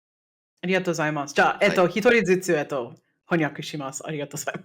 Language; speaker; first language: Japanese; non-native, fluent; English